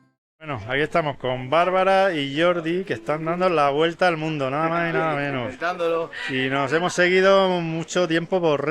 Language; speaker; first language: Spanish; native; Spanish